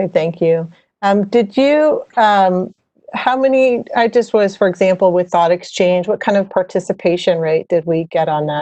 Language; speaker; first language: English; native; English